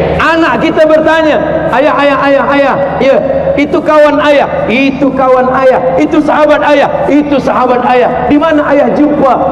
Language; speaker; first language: Malay; native; Malay